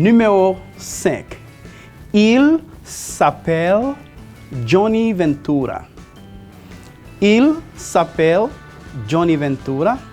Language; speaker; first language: French; non-native, fluent; Spanish